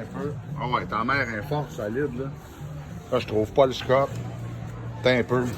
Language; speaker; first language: French; native; French